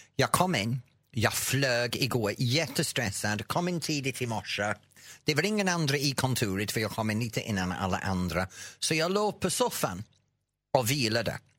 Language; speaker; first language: Swedish; non-native, fluent; English